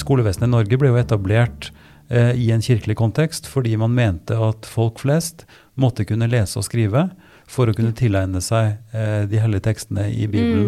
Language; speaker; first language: Norwegian; native; Norwegian